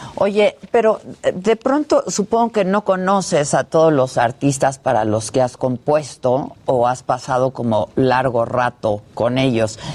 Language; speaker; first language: Spanish; native; Spanish